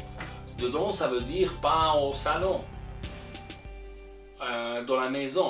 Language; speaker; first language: French; non-native, local second language; German